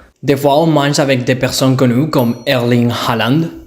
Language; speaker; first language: French; non-native, fluent; Spanish